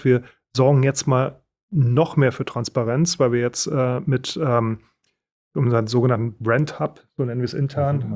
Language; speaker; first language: German; native; German